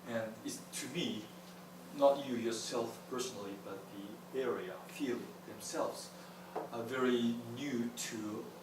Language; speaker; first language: English; non-native, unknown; Japanese